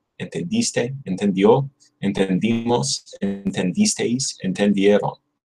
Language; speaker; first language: Spanish; non-native, learner; English